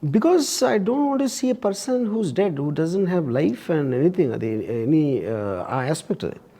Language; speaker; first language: English; non-native, local second language; Telugu